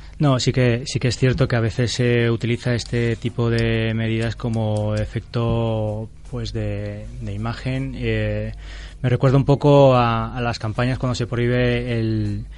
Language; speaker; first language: Spanish; native; Spanish